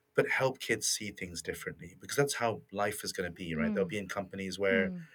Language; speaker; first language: English; native; English